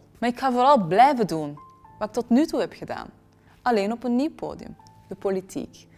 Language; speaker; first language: Dutch; early bilingual, other home language; Arabic